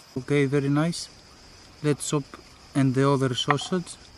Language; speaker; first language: English; non-native, learner; Greek